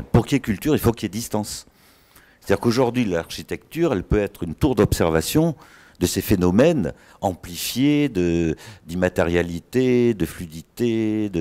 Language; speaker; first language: French; native; French